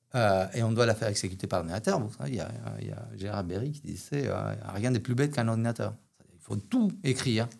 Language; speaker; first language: French; non-native, fluent; Spanish